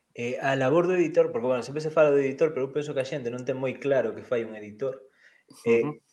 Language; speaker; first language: Galician; native; Galician